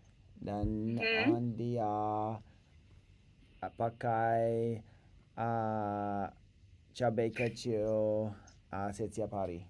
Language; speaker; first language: Indonesian; non-native, learner; English